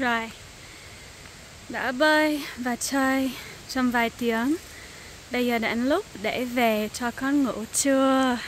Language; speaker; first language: Vietnamese; non-native, fluent; English